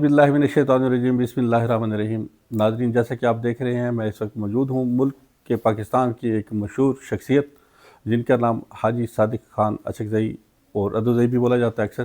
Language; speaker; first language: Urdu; non-native, local second language; Punjabi